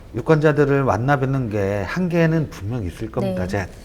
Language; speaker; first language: Korean; native; Korean